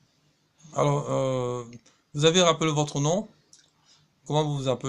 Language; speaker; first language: French; native; French